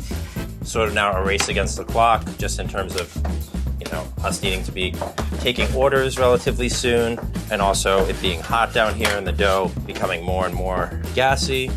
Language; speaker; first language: English; native; English